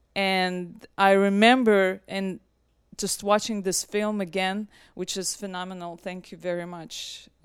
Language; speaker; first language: English; non-native, fluent; Russian